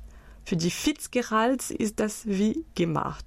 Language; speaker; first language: German; native; German